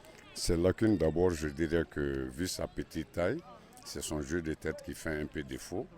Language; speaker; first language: French; non-native, local second language; Bambara